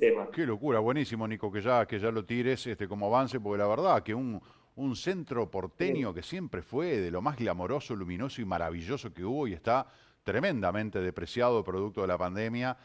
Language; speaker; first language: Spanish; native; Spanish